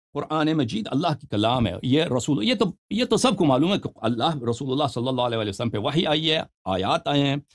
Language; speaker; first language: Urdu; non-native, fluent; Persian